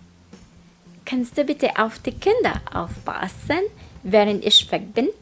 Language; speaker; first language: German; non-native, fluent; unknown